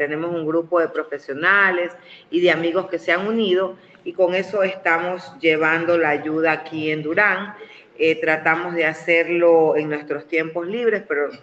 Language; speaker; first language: Spanish; native; Spanish